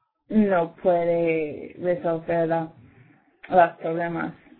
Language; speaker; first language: Spanish; non-native, learner; English